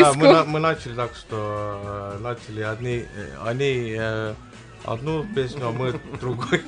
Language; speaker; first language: Russian; non-native, learner; Estonian